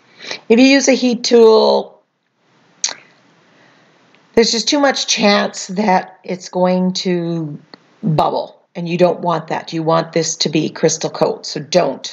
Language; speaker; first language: English; native; English